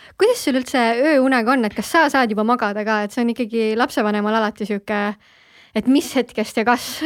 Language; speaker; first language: Estonian; native; Estonian